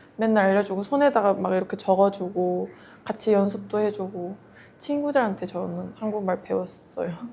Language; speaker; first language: Korean; non-native, fluent; Mongolian